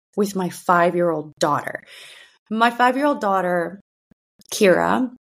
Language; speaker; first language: English; early bilingual, other home language; Russian